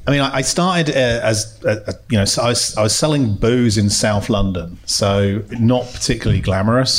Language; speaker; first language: English; native; English